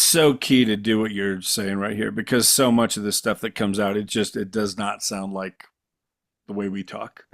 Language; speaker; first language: English; native; English